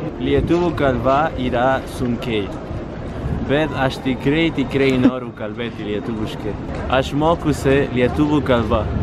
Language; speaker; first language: Lithuanian; non-native, learner; Spanish